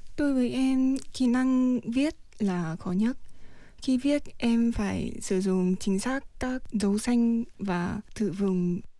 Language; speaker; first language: Vietnamese; early bilingual, heritage; Vietnamese